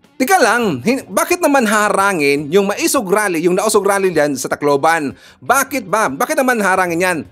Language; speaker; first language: Filipino; non-native, local second language; Cebuano